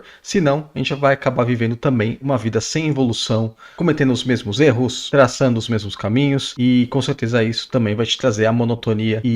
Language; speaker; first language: Portuguese; native; Portuguese